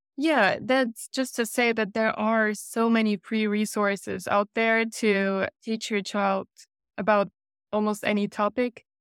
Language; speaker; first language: English; non-native, fluent; Russian